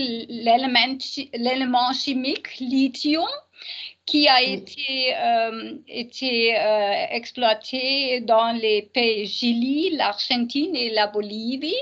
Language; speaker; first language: French; non-native, learner; German